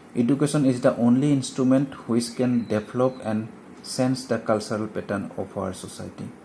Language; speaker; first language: English; non-native, local second language; Assamese